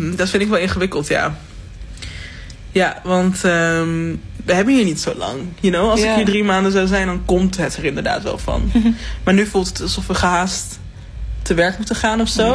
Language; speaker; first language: Dutch; native; Dutch